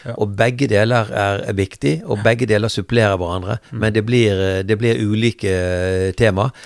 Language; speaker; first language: Norwegian; native; Norwegian